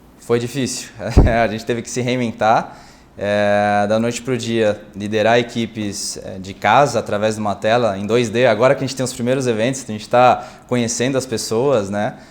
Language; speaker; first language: Portuguese; native; Portuguese